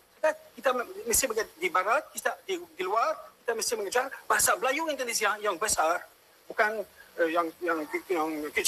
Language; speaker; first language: Indonesian; non-native, fluent; French